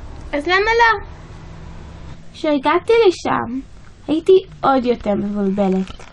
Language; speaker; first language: Hebrew; early bilingual, other home language; English